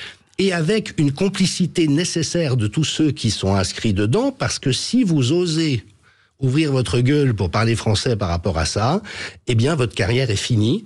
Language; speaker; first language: French; native; French